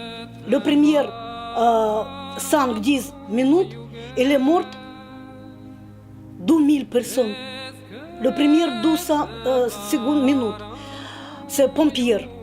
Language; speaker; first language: French; non-native, learner; Russian